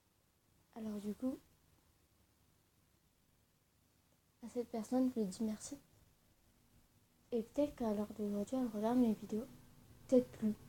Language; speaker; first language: French; early bilingual, other home language; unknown